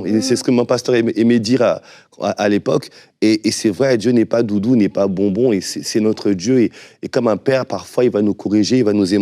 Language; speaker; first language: French; native; French